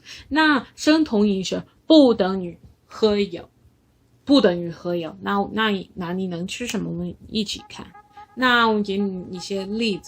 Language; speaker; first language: Chinese; non-native, learner; English